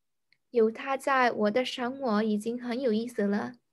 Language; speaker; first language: Chinese; non-native, learner; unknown